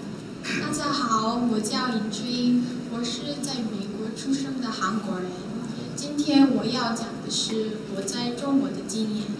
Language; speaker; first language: Chinese; non-native, learner; Korean